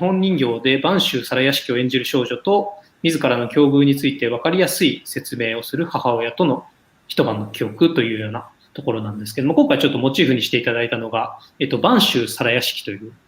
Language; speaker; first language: Japanese; native; Japanese